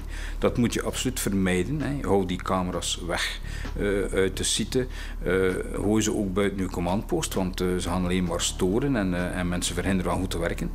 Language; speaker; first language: Dutch; native; Dutch